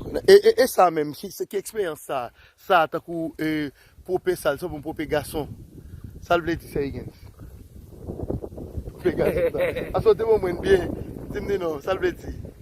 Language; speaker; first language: Haitian Creole; native; Haitian Creole